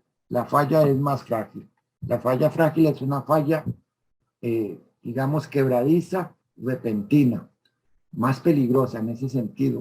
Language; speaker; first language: Spanish; native; Spanish